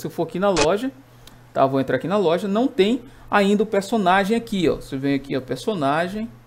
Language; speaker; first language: Portuguese; native; Portuguese